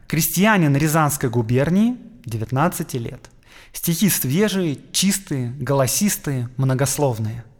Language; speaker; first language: Russian; native; Russian